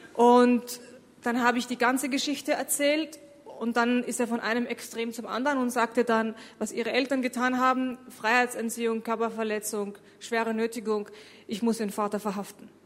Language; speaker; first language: German; early bilingual, other home language; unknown